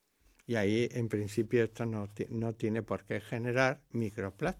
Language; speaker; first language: Spanish; native; Spanish